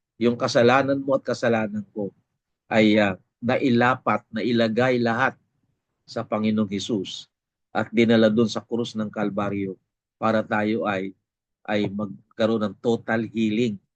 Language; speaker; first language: Filipino; non-native, local second language; Bikol